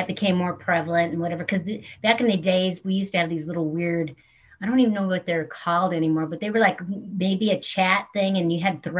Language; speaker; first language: English; native; English